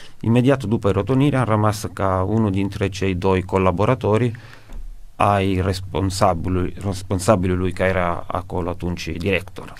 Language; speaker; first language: Romanian; non-native, fluent; Italian